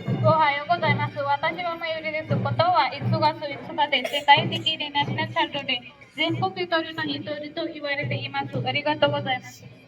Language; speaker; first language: Japanese; non-native, learner; Marathi